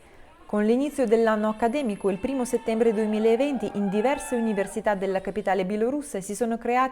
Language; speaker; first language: Italian; non-native, fluent; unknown